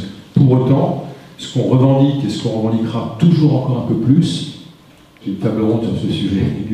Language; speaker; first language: French; native; French